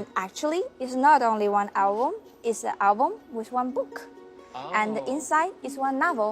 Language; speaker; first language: English; non-native, learner; Chinese